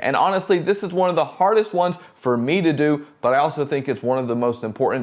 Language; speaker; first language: English; native; English